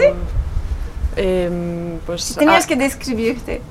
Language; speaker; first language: Spanish; non-native, fluent; French